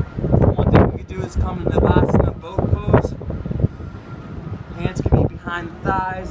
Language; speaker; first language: English; native; English